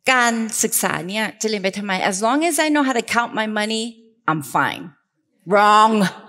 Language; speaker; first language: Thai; early bilingual, heritage; Thai